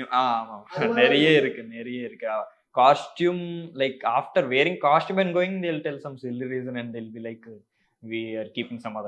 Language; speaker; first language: Tamil; non-native, learner; Telugu